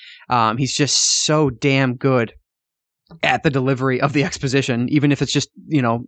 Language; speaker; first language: English; native; English